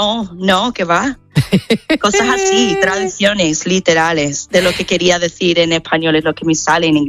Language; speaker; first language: Spanish; non-native, fluent; English